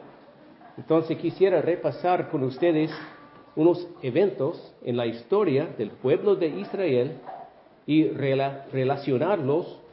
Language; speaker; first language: Spanish; non-native, fluent; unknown